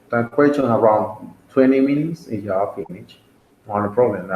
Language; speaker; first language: English; non-native, learner; Spanish